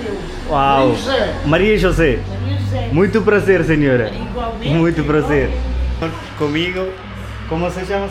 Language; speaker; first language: Portuguese; non-native, learner; Malayalam